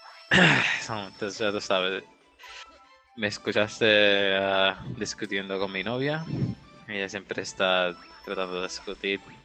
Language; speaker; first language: Spanish; early bilingual, heritage; Spanish